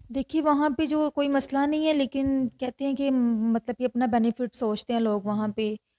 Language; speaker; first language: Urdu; native; Urdu